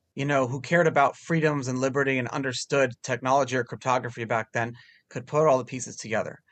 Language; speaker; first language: English; early bilingual, other home language; Hebrew